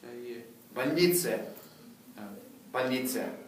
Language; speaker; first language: Russian; non-native, fluent; English